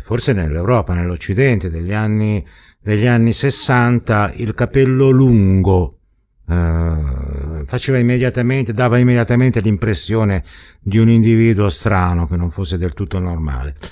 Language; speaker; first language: Italian; native; Italian